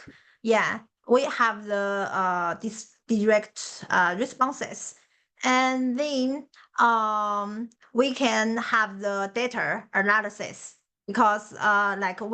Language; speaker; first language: English; non-native, learner; Chinese